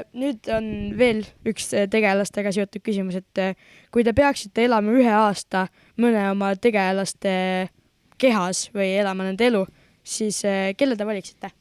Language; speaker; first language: Estonian; native; Estonian